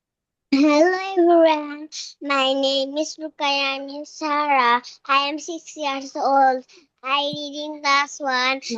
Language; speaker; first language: English; non-native, learner; Bangla